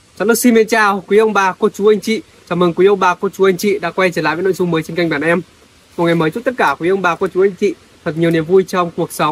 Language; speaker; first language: Vietnamese; native; Vietnamese